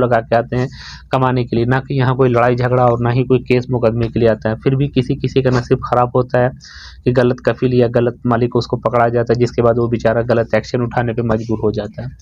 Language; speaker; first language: Hindi; native; Hindi